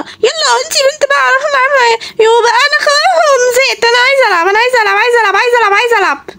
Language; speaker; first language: Arabic; native; Arabic